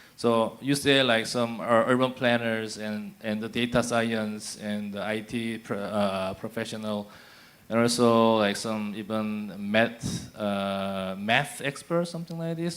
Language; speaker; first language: English; non-native, fluent; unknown